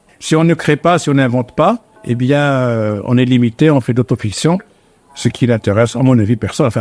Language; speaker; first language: French; non-native, local second language; Arabic